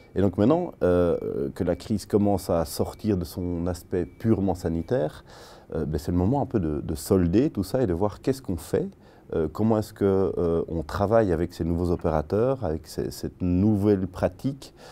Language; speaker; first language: French; native; French